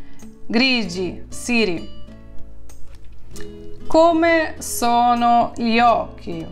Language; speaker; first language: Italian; non-native, fluent; Ukrainian